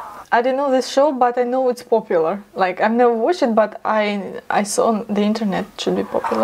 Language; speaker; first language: English; non-native, fluent; Ukrainian